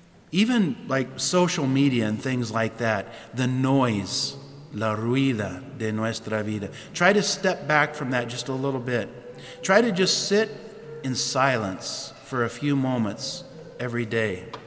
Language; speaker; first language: English; native; English